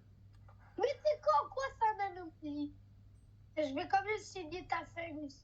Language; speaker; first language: French; native; French